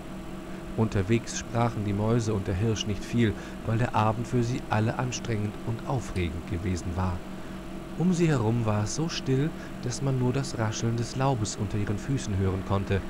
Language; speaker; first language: German; native; German